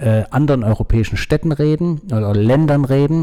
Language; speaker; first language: German; native; German